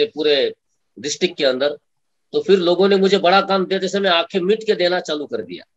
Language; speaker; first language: Hindi; non-native, local second language; Marathi